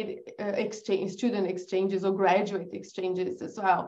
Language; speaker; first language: English; non-native, fluent; Portuguese